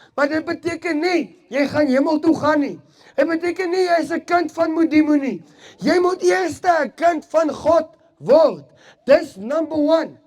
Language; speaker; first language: Afrikaans; non-native, local second language; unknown